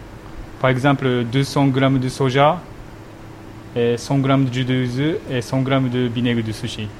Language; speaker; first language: French; non-native, fluent; Japanese